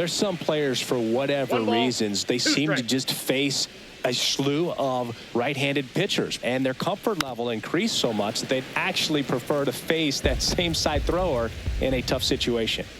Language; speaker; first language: English; native; English